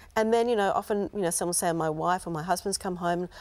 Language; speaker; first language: English; native; English